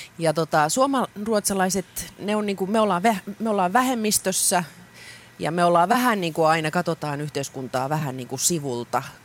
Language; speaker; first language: Finnish; non-native, local second language; Swedish